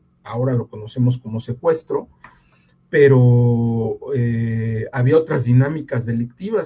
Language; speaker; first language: Spanish; native; Spanish